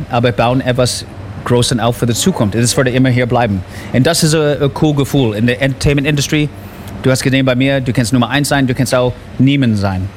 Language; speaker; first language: German; non-native, fluent; English